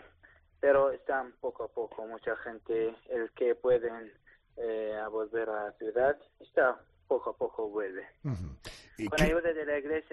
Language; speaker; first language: Spanish; non-native, learner; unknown